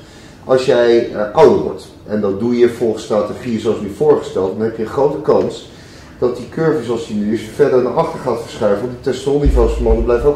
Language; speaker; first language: Dutch; native; Dutch